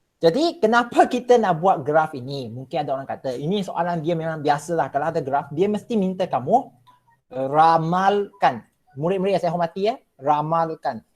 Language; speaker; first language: Malay; non-native, local second language; Chinese